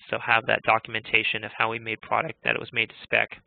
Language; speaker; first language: English; native; English